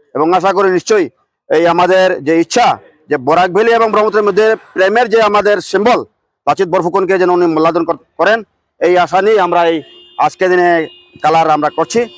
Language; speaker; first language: Bangla; non-native, local second language; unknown